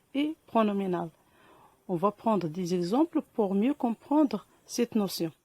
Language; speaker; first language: French; non-native, local second language; Arabic